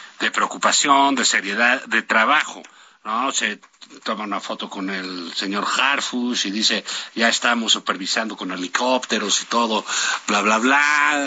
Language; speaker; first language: Spanish; native; Spanish